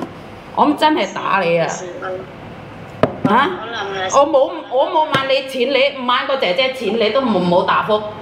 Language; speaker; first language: Cantonese; non-native, fluent; Indonesian